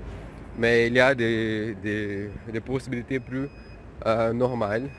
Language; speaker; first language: French; non-native, fluent; Portuguese